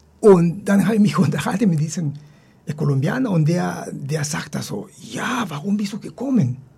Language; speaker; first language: German; non-native, fluent; Spanish